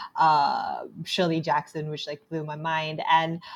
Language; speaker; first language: English; non-native, local second language; Sinhala